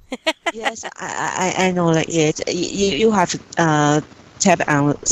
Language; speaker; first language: English; non-native, learner; Chinese